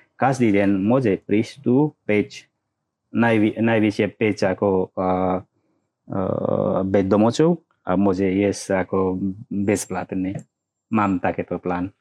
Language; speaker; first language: Slovak; non-native, learner; Nepali